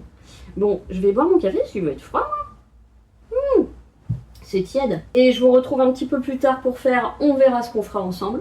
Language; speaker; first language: French; native; French